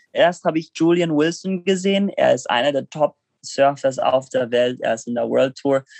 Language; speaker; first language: German; non-native, fluent; English